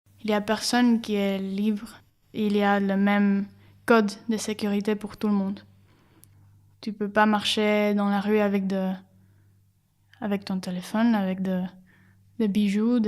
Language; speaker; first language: French; non-native, fluent; Spanish